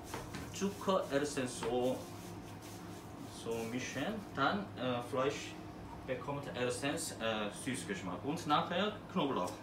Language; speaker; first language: German; non-native, learner; Korean